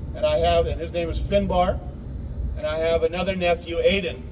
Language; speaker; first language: English; native; English